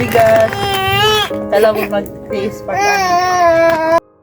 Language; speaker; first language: Filipino; non-native, local second language; Cebuano